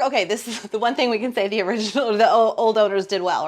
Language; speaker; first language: English; native; English